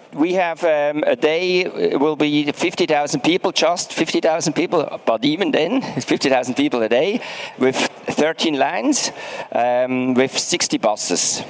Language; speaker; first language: English; non-native, fluent; German